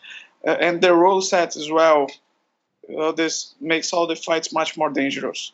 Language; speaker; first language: English; non-native, fluent; Portuguese